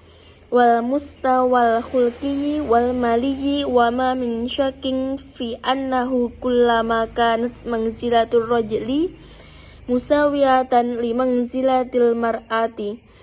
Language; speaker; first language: Arabic; non-native, learner; Indonesian